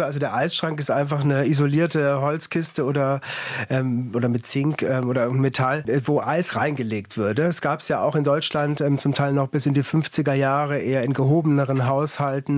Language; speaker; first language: German; native; German